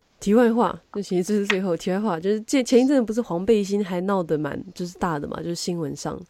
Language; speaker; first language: Chinese; native; Chinese